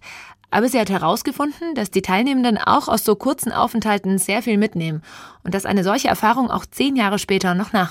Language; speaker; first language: German; native; German